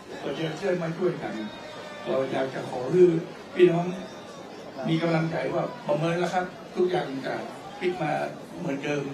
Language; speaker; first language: Thai; native; Thai